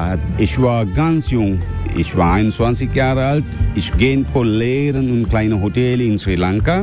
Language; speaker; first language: German; non-native, learner; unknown